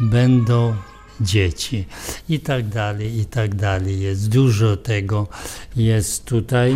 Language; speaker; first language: Polish; non-native, local second language; Romany